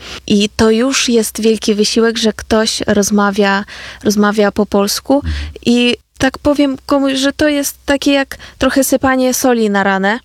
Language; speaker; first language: Polish; non-native, fluent; Ukrainian